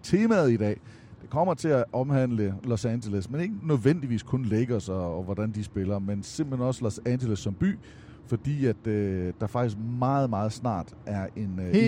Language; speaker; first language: Danish; native; Danish